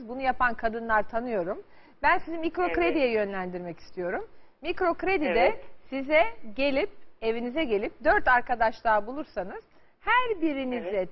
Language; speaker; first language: Turkish; native; Turkish